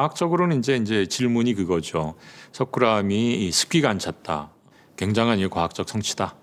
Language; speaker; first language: Korean; native; Korean